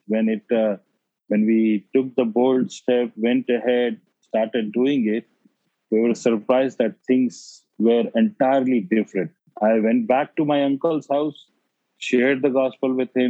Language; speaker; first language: English; non-native, local second language; Hindi